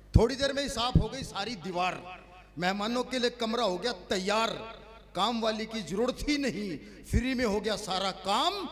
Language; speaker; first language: Hindi; native; Hindi